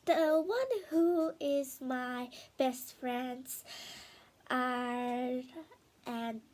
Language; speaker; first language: English; non-native, learner; Mongolian